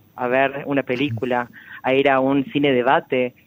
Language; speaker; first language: Spanish; native; Spanish